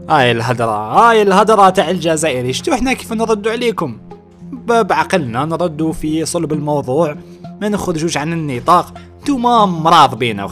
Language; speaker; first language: Arabic; native; Arabic